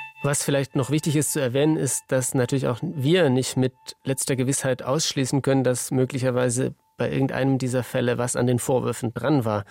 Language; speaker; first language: German; native; German